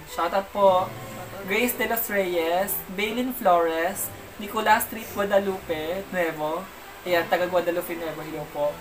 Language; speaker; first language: Filipino; native; Filipino